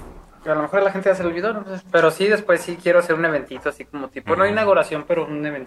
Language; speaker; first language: Spanish; native; Spanish